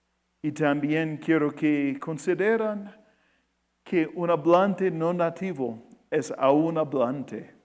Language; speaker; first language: Spanish; non-native, fluent; English